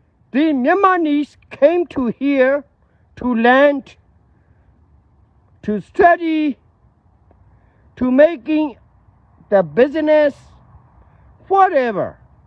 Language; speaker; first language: English; non-native, learner; Burmese